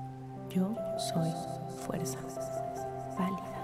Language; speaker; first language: Spanish; native; Spanish